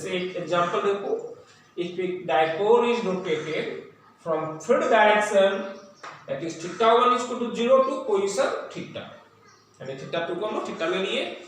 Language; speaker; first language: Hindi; native; Hindi